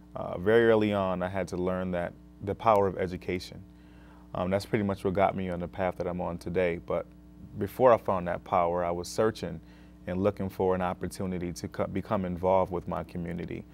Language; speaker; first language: English; native; English